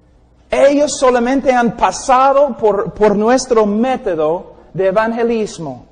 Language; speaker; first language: Spanish; non-native, fluent; English